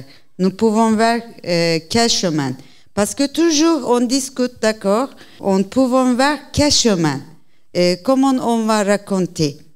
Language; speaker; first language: French; non-native, learner; Turkish